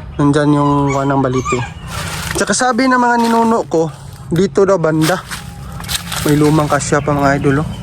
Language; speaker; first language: Filipino; non-native, local second language; Cebuano